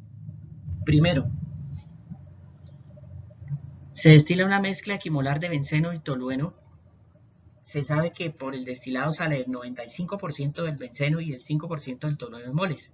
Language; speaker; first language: Spanish; native; Spanish